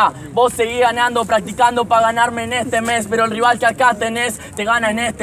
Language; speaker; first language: Spanish; native; Spanish